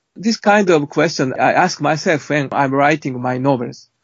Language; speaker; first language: English; non-native, fluent; Japanese